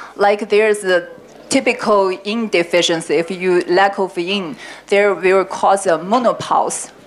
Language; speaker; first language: English; non-native, learner; Chinese